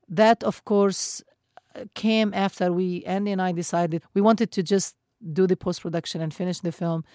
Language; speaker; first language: English; non-native, fluent; Arabic